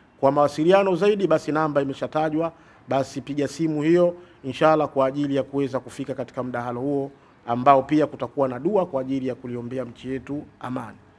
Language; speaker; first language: Swahili; native; Swahili